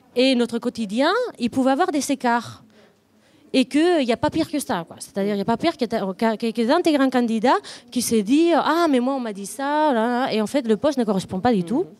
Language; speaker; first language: French; non-native, fluent; Spanish